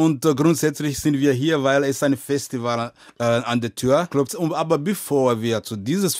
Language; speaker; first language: German; non-native, fluent; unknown